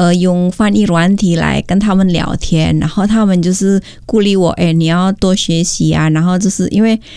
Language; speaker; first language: Chinese; non-native, fluent; Indonesian